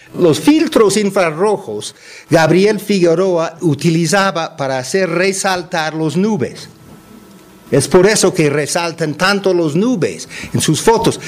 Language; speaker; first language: Spanish; non-native, fluent; English